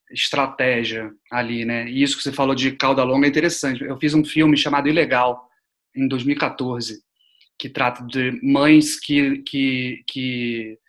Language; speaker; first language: Portuguese; native; Portuguese